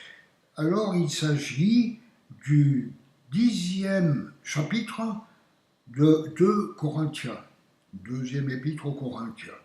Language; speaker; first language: French; native; French